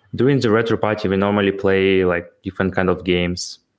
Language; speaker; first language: English; non-native, fluent; Ukrainian